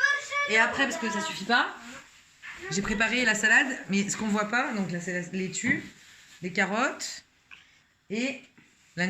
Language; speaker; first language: French; native; French